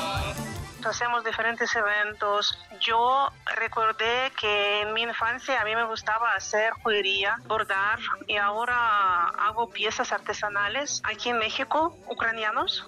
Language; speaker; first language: Spanish; non-native, fluent; Ukrainian